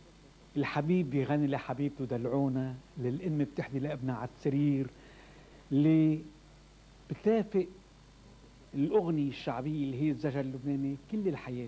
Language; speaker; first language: Arabic; native; Arabic